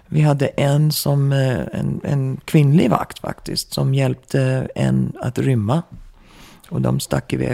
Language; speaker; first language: Swedish; early bilingual, heritage; Swedish